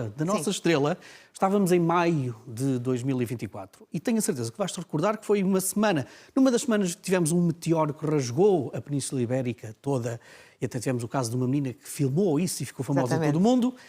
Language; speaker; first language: Portuguese; native; Portuguese